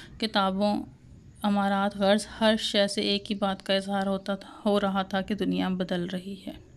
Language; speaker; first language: Urdu; non-native, local second language; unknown